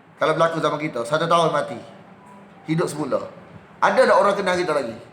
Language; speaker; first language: Malay; native; Malay